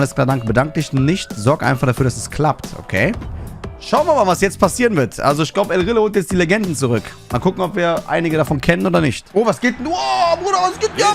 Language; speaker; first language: German; native; German